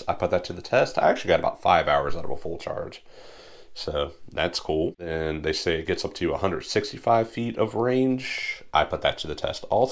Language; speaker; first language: English; native; English